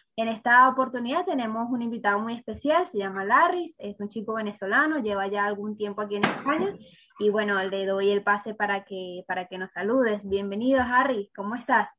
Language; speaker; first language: Spanish; native; Spanish